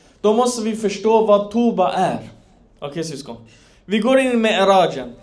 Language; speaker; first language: Swedish; non-native, fluent; Persian